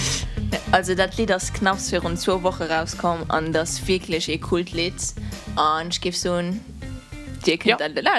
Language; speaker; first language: German; non-native, local second language; Luxembourgish